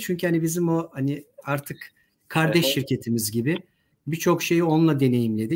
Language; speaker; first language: Turkish; native; Turkish